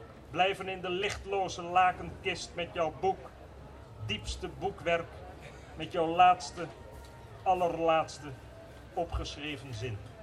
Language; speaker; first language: Dutch; native; Dutch